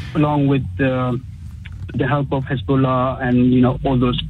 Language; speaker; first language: English; early bilingual, other home language; Urdu